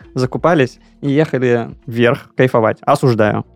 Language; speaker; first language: Russian; native; Russian